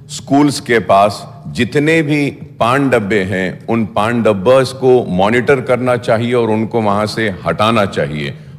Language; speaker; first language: Urdu; native; Urdu